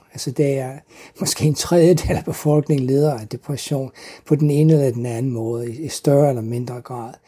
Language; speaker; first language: Danish; non-native, fluent; English